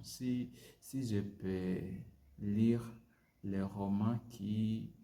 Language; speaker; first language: French; non-native, learner; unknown